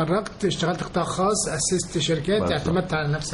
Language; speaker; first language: Arabic; native; Arabic